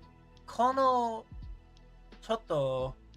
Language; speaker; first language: Japanese; non-native, learner; English